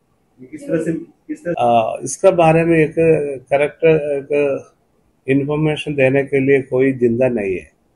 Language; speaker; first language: Hindi; non-native, local second language; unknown